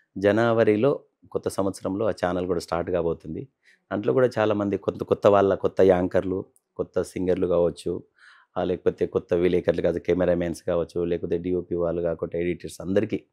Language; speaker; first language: Telugu; non-native, local second language; Lambadi